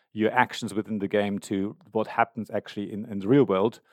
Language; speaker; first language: English; non-native, fluent; German